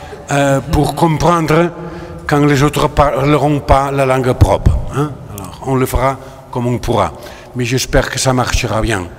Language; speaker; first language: French; non-native, fluent; Catalan